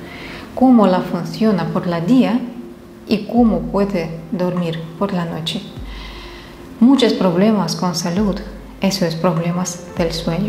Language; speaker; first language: Spanish; non-native, fluent; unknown